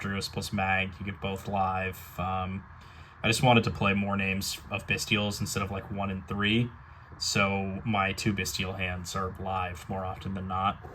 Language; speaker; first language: English; native; English